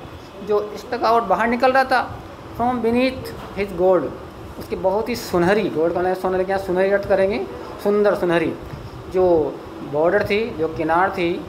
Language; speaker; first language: Hindi; native; Hindi